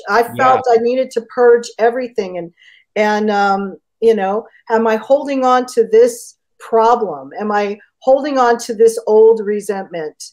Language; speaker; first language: English; native; English